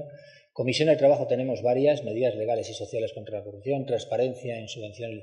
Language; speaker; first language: Spanish; native; Spanish